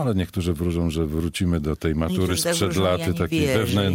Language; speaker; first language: Polish; native; Polish